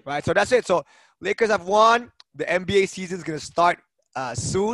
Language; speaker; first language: English; early bilingual, other home language; Indonesian